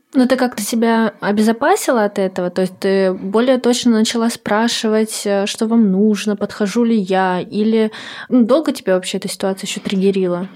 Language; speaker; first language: Russian; native; Russian